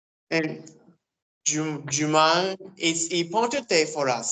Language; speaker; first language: English; non-native, learner; Turkish